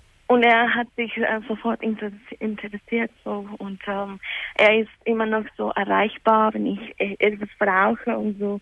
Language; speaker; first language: German; non-native, learner; Spanish